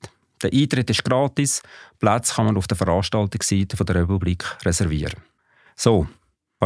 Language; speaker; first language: German; native; German